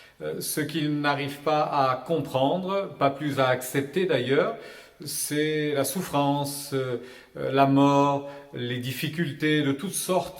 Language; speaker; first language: French; native; French